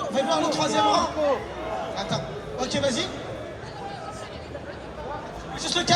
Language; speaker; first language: French; native; French